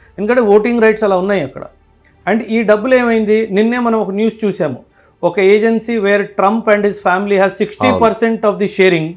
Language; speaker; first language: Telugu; non-native, local second language; Punjabi